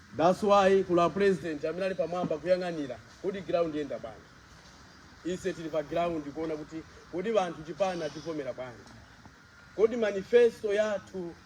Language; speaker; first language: Nyanja; native; Nyanja